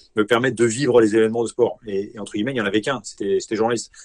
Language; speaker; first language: French; native; French